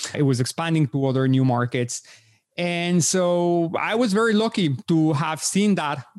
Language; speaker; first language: English; non-native, fluent; Spanish